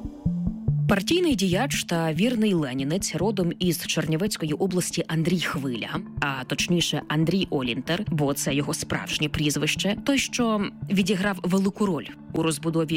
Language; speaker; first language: Ukrainian; native; Ukrainian